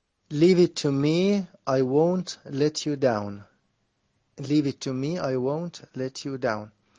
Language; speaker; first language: English; non-native, fluent; Persian